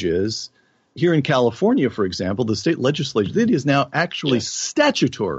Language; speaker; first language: English; native; English